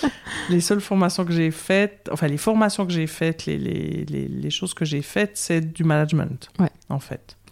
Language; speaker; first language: French; native; French